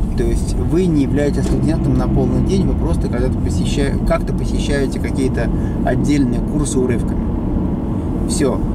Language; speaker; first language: Russian; native; Russian